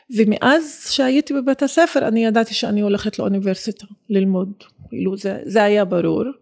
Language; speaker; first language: Hebrew; non-native, local second language; Arabic